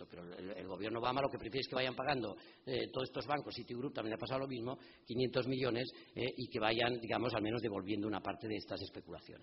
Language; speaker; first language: Spanish; native; Spanish